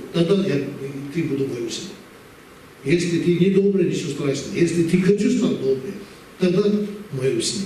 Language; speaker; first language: Russian; non-native, learner; Tibetan